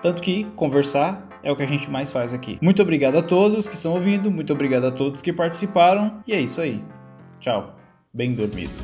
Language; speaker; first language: Portuguese; native; Portuguese